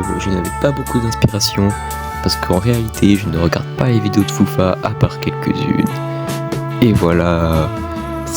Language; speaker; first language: French; native; French